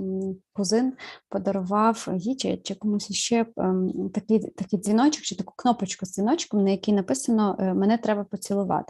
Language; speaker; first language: Ukrainian; native; Ukrainian